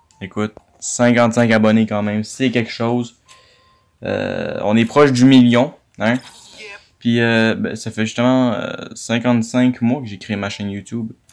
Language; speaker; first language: French; native; French